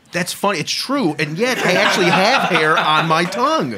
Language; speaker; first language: English; native; English